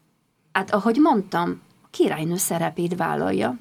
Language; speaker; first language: Hungarian; non-native, fluent; Polish